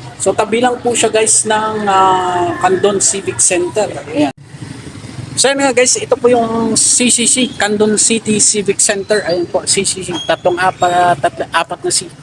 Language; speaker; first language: Filipino; non-native, local second language; Iloko